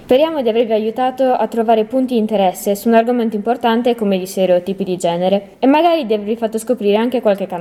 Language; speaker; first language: Italian; native; Italian